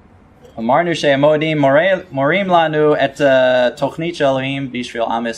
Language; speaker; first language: Hebrew; non-native, fluent; English